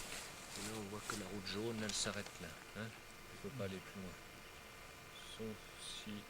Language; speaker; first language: French; native; French